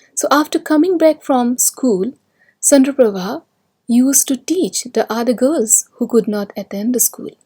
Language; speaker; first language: English; non-native, local second language; Assamese